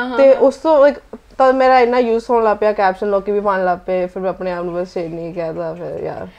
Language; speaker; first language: Punjabi; early bilingual, heritage; Punjabi